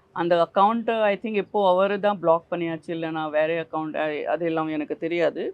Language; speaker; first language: Tamil; non-native, fluent; Gujarati